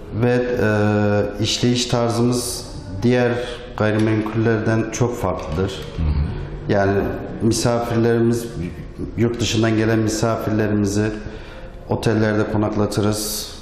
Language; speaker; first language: Turkish; native; Turkish